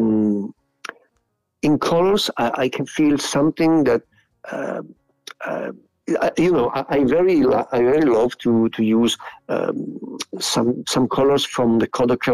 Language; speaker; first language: English; non-native, fluent; Italian